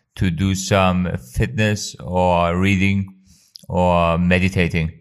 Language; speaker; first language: English; non-native, fluent; Albanian